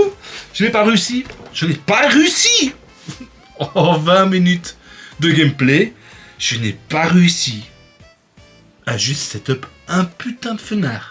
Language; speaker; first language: French; native; French